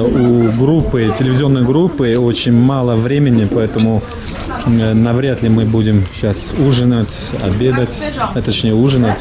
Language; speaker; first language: Russian; non-native, local second language; Tajik